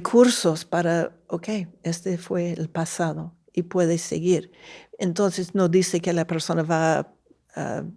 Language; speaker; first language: Spanish; non-native, fluent; English